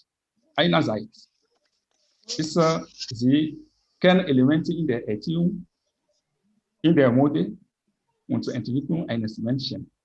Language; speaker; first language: German; non-native, fluent; French